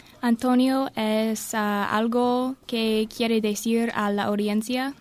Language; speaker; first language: Spanish; non-native, learner; English